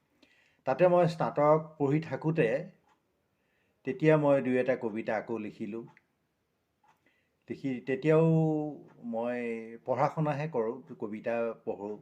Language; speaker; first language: Assamese; native; Assamese